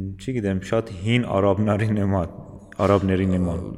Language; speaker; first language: Armenian; non-native, learner; Persian